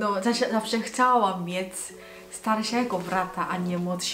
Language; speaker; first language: Polish; non-native, learner; Korean